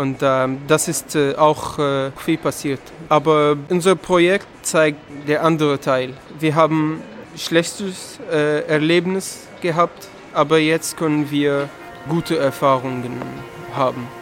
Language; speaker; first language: German; non-native, learner; Arabic